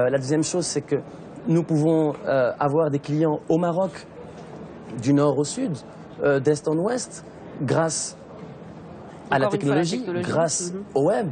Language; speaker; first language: French; non-native, local second language; Arabic